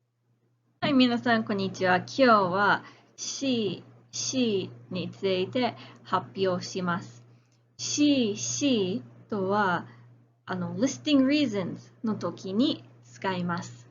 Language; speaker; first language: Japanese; non-native, fluent; English